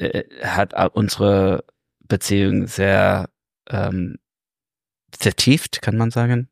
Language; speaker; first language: German; non-native, learner; English